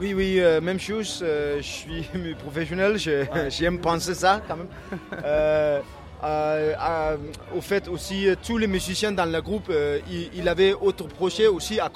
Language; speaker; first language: French; non-native, learner; Danish